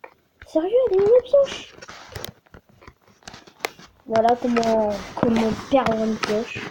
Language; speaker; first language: French; native; French